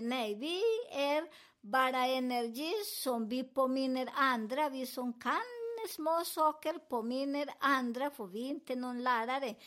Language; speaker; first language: Swedish; non-native, fluent; Spanish